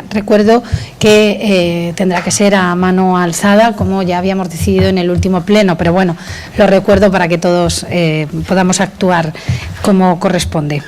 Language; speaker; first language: Spanish; native; Spanish